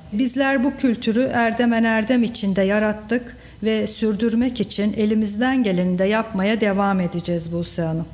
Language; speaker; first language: Turkish; native; Turkish